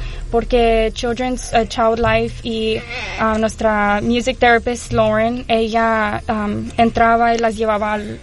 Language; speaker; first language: Spanish; early bilingual, heritage; Spanish